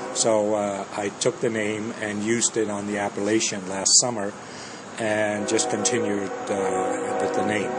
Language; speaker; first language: English; early bilingual, other home language; Danish